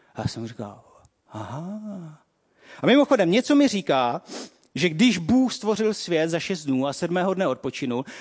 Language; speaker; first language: Czech; native; Czech